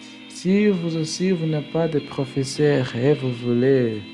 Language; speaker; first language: French; non-native, learner; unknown